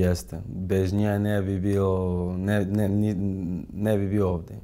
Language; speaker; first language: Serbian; non-native, fluent; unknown